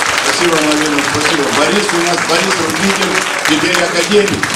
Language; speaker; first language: Russian; native; Russian